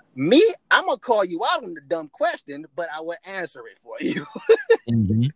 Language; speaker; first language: English; native; English